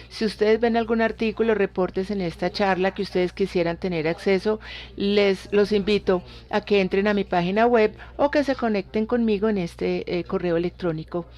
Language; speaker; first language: Spanish; non-native, fluent; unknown